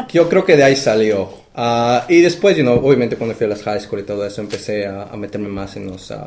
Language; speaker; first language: Spanish; native; Spanish